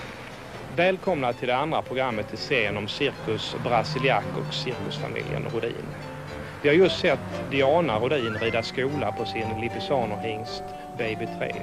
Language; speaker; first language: Swedish; native; Swedish